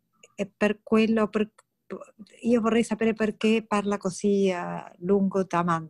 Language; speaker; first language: Italian; non-native, learner; Spanish